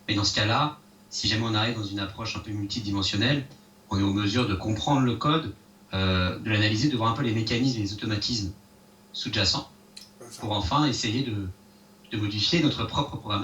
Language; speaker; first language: French; native; French